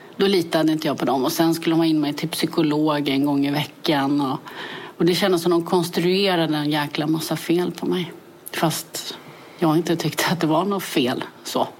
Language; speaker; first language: Swedish; early bilingual, other home language; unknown